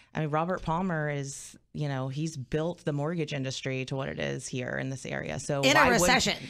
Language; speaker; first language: English; native; English